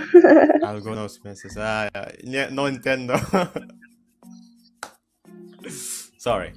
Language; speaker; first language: Spanish; non-native, learner; Indonesian